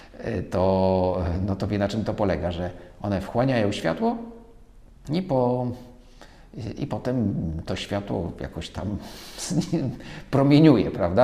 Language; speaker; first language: Polish; native; Polish